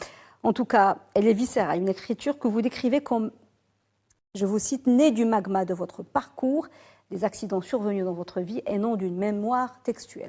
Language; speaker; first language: French; non-native, local second language; Arabic